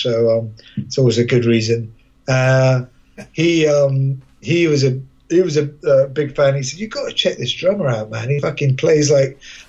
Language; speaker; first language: English; native; English